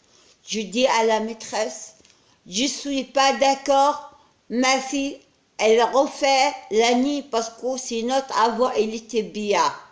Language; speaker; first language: French; non-native, learner; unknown